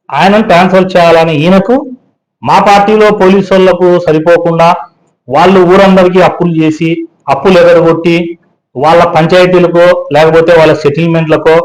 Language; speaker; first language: Telugu; native; Telugu